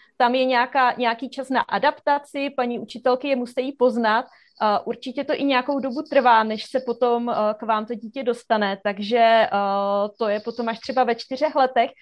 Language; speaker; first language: Czech; native; Czech